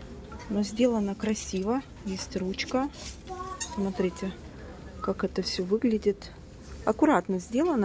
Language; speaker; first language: Russian; native; Russian